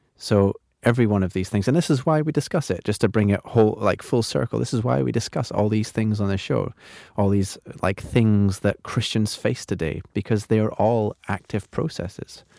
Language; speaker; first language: English; native; English